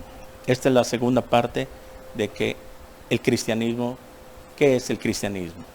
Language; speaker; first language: Spanish; native; Spanish